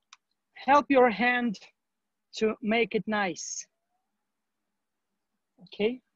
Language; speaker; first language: English; non-native, learner; Ukrainian